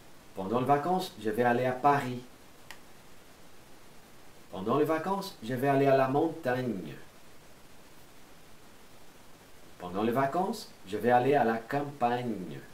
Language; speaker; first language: French; non-native, fluent; Portuguese